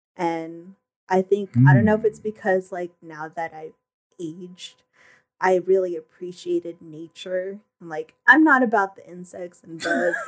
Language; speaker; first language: English; early bilingual, other home language; Filipino